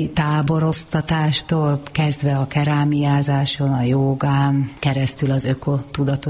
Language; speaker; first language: Hungarian; native; Hungarian